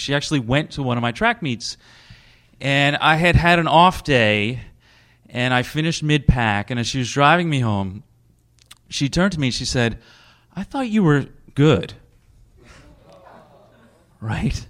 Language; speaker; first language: English; native; English